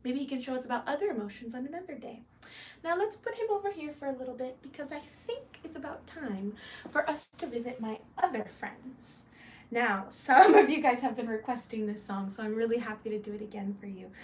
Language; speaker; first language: English; early bilingual, other home language; Spanish